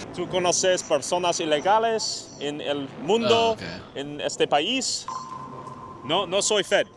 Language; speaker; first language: Spanish; non-native, learner; English